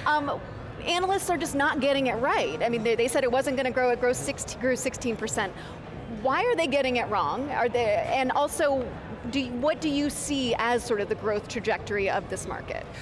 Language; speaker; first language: English; native; English